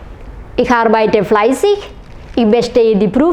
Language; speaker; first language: German; non-native, fluent; Malayalam